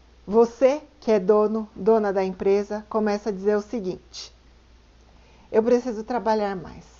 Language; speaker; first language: Portuguese; native; Portuguese